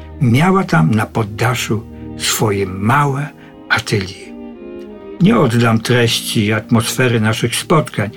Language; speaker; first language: Polish; native; Polish